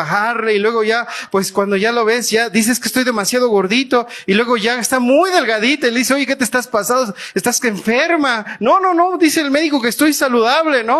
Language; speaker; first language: Spanish; native; Spanish